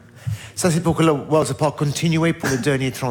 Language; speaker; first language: French; non-native, learner; English